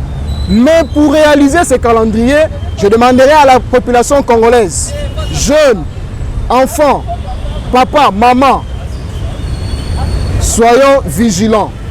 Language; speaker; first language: French; non-native, local second language; Lingala